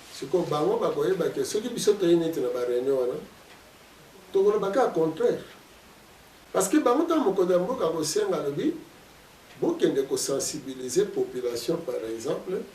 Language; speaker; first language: Lingala; non-native, local second language; Kongo